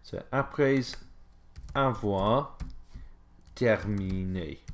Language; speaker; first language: French; non-native, fluent; English